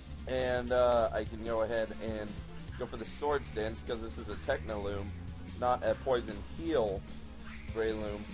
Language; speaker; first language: English; native; English